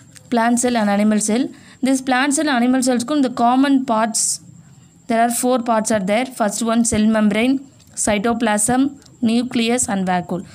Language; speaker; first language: English; non-native, local second language; Tamil